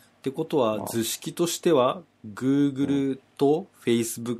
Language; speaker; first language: Japanese; native; Japanese